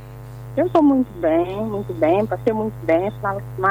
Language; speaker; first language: Portuguese; non-native, local second language; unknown